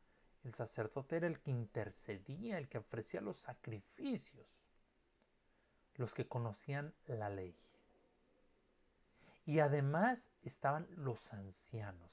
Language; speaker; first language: Spanish; native; Spanish